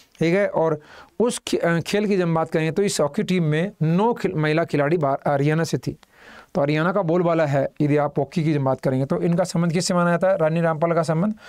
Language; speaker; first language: Hindi; native; Hindi